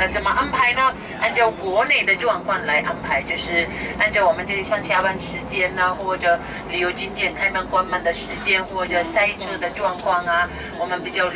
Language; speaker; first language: Chinese; non-native, fluent; Arabic